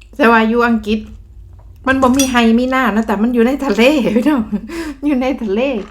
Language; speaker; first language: Thai; native; Thai